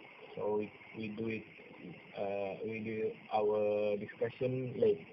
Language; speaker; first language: English; non-native, local second language; Malay